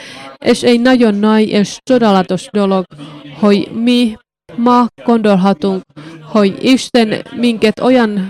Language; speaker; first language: Hungarian; non-native, learner; Finnish